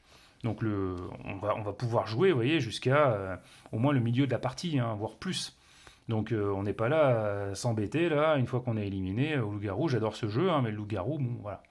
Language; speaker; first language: French; native; French